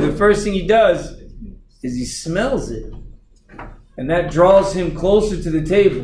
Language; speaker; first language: English; native; English